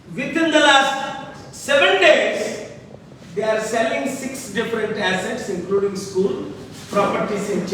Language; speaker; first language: English; non-native, local second language; Telugu